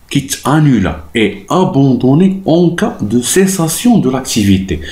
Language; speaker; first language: French; non-native, local second language; Arabic